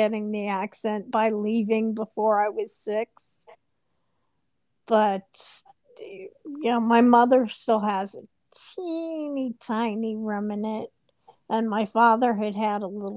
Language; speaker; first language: English; native; English